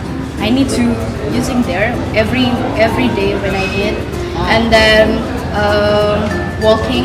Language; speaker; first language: English; non-native, fluent; Indonesian